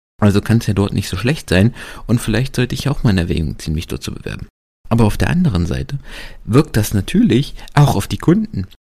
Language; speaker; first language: German; native; German